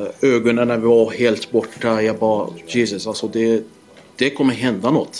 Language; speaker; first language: Swedish; non-native, fluent; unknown